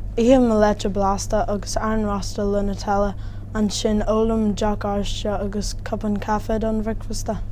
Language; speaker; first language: Irish; non-native, local second language; English